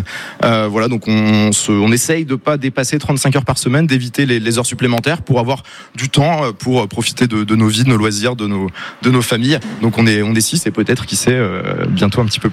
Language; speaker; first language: French; native; French